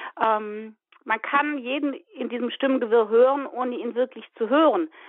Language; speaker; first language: German; native; German